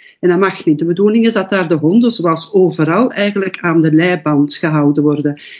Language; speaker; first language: Dutch; native; Dutch